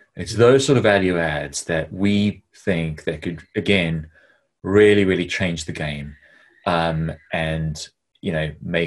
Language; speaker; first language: English; native; English